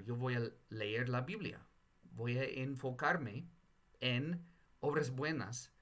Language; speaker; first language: Spanish; non-native, fluent; English